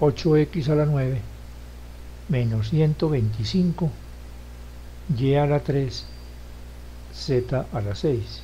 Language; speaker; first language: Spanish; native; Spanish